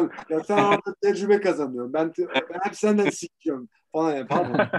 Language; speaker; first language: Turkish; early bilingual, heritage; Turkish